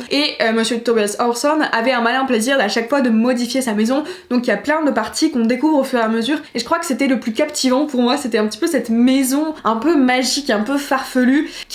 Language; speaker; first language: French; native; French